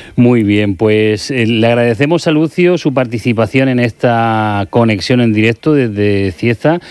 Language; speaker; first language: Spanish; native; Spanish